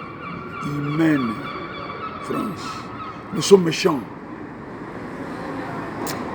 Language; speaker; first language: French; non-native, learner; Portuguese